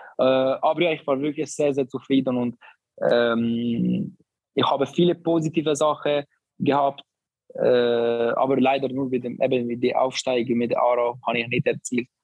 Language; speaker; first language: German; non-native, learner; Albanian